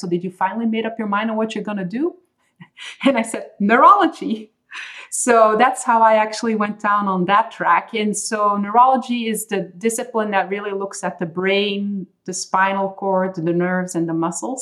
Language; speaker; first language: English; non-native, fluent; Dutch